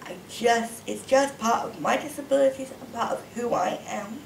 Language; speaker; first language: English; native; English